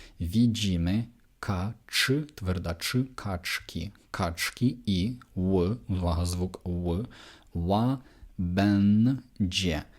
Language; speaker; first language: Polish; non-native, fluent; Ukrainian